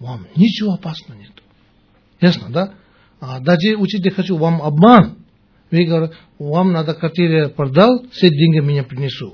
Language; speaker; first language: Russian; non-native, learner; Tibetan